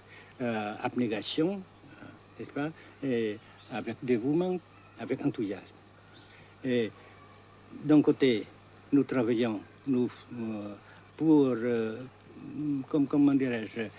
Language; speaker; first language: French; non-native, local second language; Vietnamese